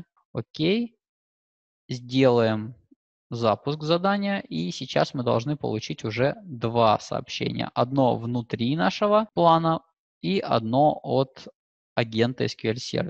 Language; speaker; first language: Russian; native; Russian